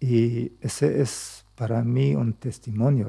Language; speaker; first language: Spanish; non-native, local second language; Plautdietsch